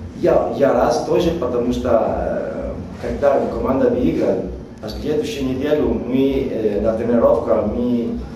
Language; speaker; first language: Russian; non-native, learner; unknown